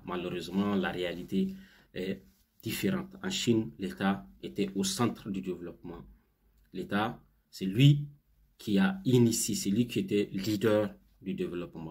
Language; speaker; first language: French; non-native, local second language; Hausa